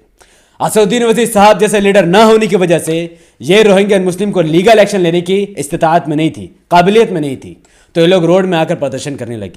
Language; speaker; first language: Hindi; native; Hindi